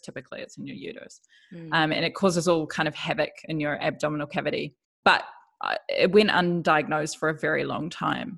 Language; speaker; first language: English; native; English